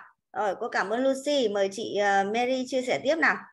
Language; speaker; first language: Vietnamese; native; Vietnamese